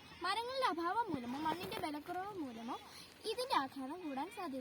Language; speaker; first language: Malayalam; native; Malayalam